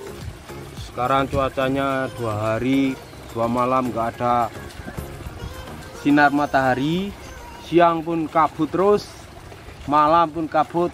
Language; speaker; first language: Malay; non-native, local second language; Javanese